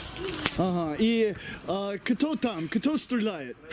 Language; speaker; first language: Russian; non-native, learner; English